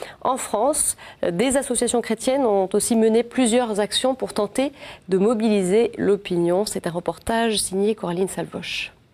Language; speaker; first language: French; native; French